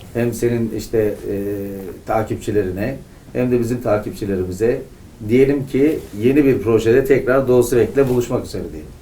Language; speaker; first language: Turkish; native; Turkish